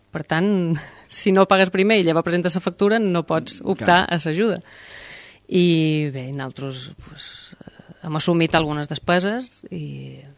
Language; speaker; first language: Catalan; native; Catalan